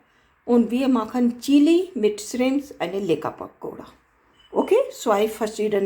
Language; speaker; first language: German; non-native, learner; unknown